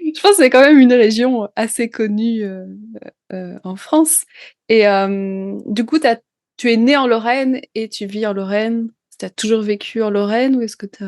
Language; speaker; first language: French; native; French